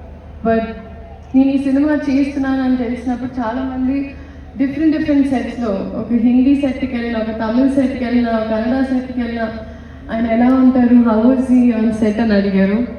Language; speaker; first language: Telugu; non-native, fluent; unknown